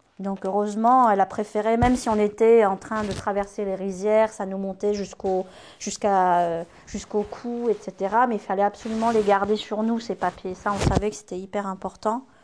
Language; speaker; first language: French; early bilingual, other home language; Khmer